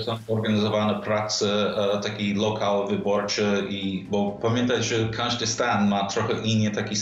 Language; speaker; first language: Polish; non-native, fluent; English